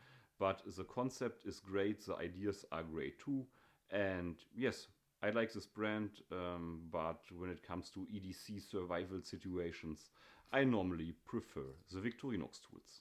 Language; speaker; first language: English; non-native, fluent; German